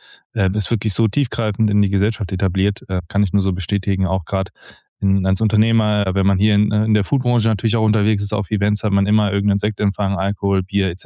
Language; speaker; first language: German; native; German